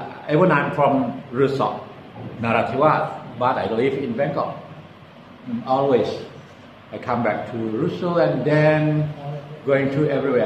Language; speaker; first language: English; non-native, learner; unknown